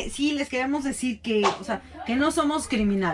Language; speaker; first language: Spanish; native; Spanish